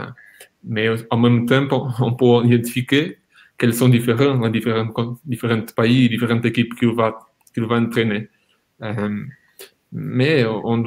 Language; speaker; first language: French; non-native, fluent; Portuguese